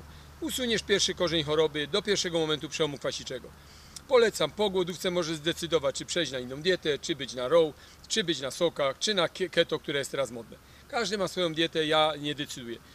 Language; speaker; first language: Polish; native; Polish